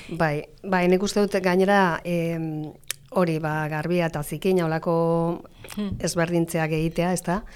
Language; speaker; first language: Basque; non-native, local second language; Spanish